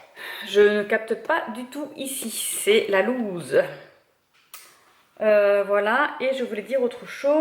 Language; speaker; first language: French; native; French